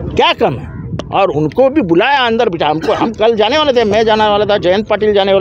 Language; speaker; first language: Hindi; non-native, local second language; Marathi